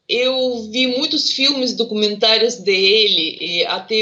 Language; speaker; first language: Portuguese; non-native, fluent; Russian